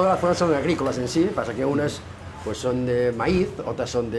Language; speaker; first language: Spanish; native; Spanish